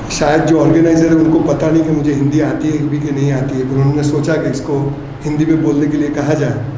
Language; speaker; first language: Hindi; non-native, local second language; Gujarati